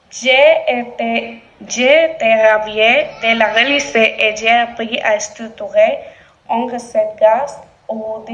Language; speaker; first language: French; non-native, learner; Spanish